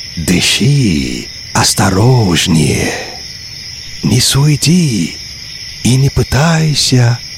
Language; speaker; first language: Russian; non-native, fluent; Yoruba